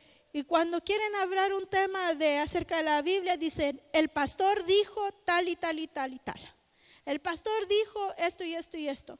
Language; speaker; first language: Spanish; native; Spanish